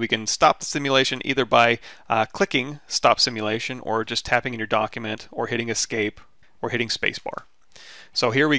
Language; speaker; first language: English; native; English